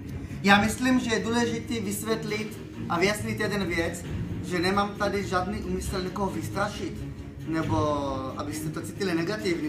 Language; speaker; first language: Czech; early bilingual, heritage; Czech